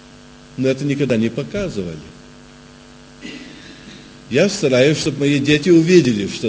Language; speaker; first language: Russian; early bilingual, heritage; Russian